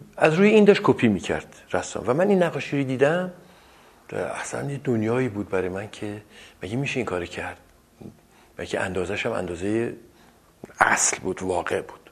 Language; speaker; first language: Persian; non-native, local second language; Azerbaijani